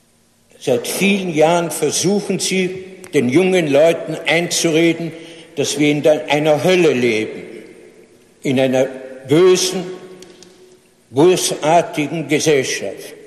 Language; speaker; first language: German; non-native, fluent; English